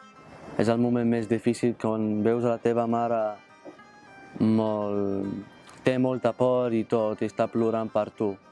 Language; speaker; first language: Catalan; non-native, fluent; Arabic